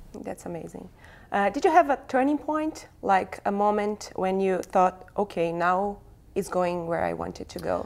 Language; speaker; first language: English; non-native, fluent; Portuguese